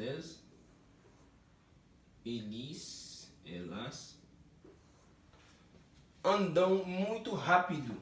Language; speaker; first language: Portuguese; non-native, fluent; Haitian Creole